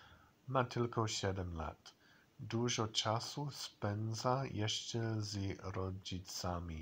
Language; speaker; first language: Polish; non-native, learner; English